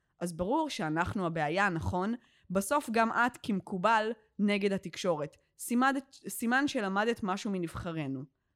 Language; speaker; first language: Hebrew; native; Hebrew